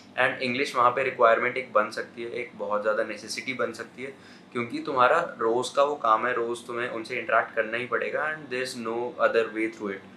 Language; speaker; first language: Hindi; native; Hindi